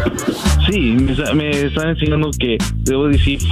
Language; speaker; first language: Spanish; non-native, learner; English